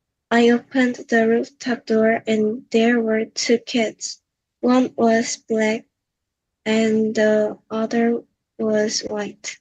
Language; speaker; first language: English; non-native, learner; Korean